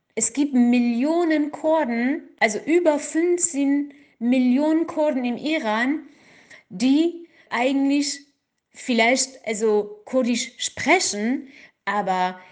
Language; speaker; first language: German; non-native, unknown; Kurdish